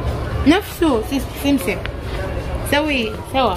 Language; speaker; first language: Arabic; native; Arabic